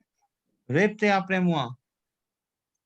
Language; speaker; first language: French; non-native, fluent; Hindi